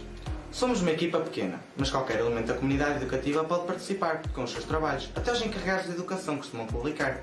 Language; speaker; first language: Portuguese; native; Portuguese